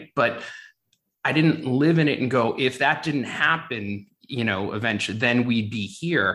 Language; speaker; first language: English; native; English